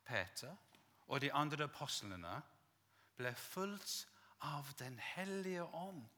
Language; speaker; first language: Norwegian; non-native, fluent; English